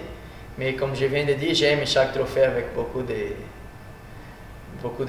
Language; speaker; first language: French; non-native, fluent; Portuguese